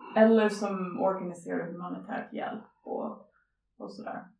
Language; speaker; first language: Swedish; non-native, fluent; English